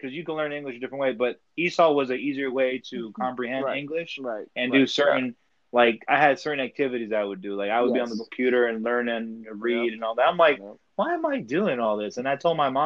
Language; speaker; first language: English; early bilingual, other home language; Spanish